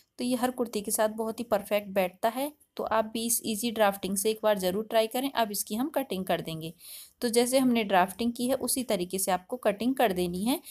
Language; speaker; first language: Hindi; native; Hindi